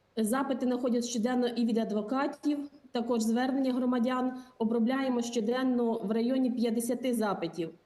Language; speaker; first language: Ukrainian; native; Ukrainian